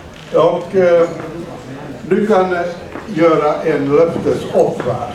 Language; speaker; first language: Swedish; non-native, fluent; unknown